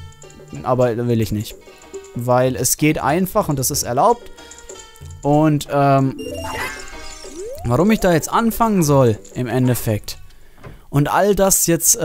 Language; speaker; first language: German; native; German